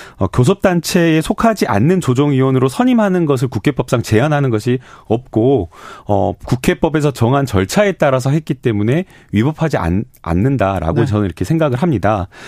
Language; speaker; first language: Korean; native; Korean